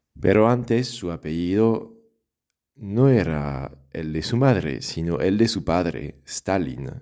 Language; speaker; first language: Spanish; non-native, fluent; French